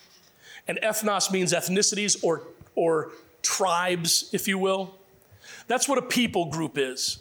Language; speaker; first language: English; native; English